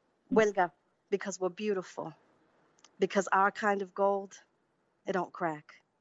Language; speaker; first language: English; early bilingual, other home language; Spanish